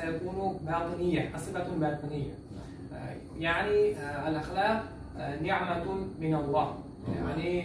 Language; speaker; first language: Arabic; non-native, learner; Uzbek